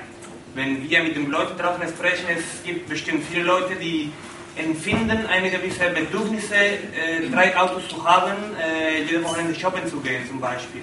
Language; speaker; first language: German; non-native, learner; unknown